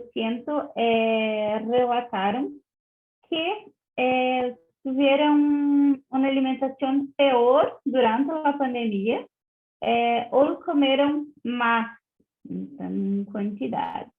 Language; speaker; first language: Spanish; non-native, learner; Portuguese